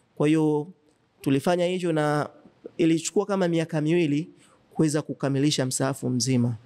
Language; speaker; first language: Swahili; native; Swahili